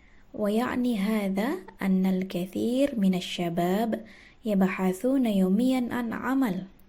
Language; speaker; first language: Arabic; non-native, fluent; Indonesian